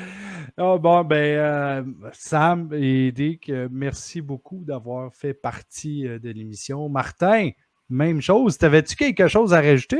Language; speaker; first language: French; native; French